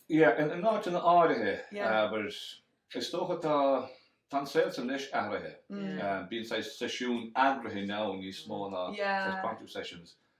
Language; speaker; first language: Irish; native; Irish